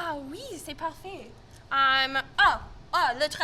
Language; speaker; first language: French; non-native, local second language; English